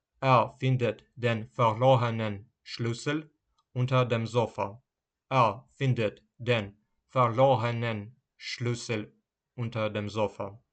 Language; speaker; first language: German; non-native, fluent; Ukrainian